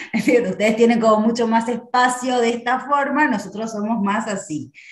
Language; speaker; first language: Spanish; native; Spanish